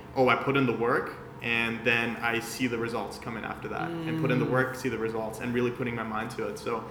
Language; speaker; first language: English; early bilingual, other home language; Persian